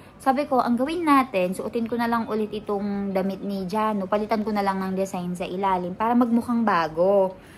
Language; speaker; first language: Filipino; native; Filipino